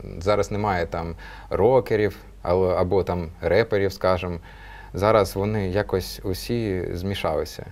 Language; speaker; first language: Ukrainian; non-native, local second language; Russian